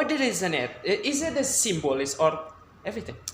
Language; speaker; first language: English; non-native, learner; Indonesian